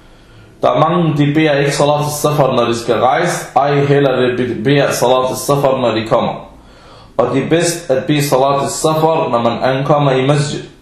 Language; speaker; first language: Danish; early bilingual, other home language; Arabic